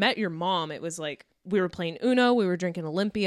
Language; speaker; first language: English; native; English